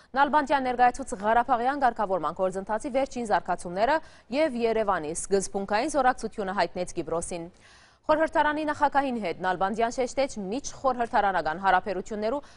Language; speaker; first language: Armenian; early bilingual, heritage; Armenian